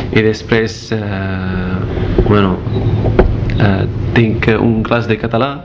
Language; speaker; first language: Catalan; non-native, learner; Arabic